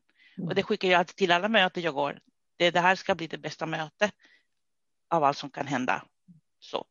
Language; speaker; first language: Swedish; non-native, fluent; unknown